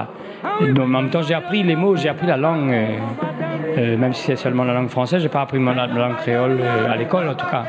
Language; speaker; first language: French; non-native, local second language; Réunion Creole French